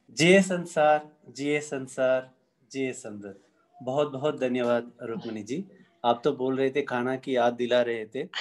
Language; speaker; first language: Hindi; non-native, local second language; Tamil